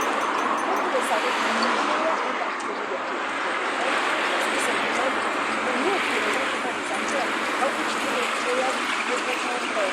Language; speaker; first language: French; non-native, fluent; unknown